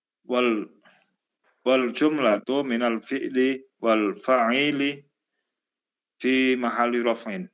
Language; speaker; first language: Arabic; non-native, learner; Indonesian